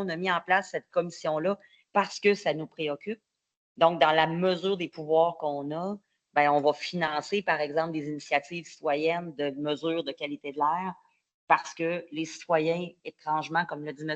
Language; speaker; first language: French; native; French